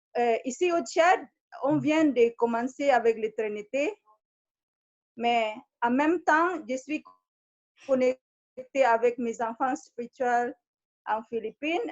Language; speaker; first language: French; non-native, fluent; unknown